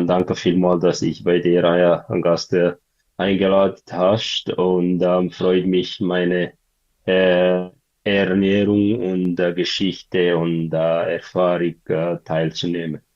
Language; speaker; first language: German; non-native, learner; Tigrinya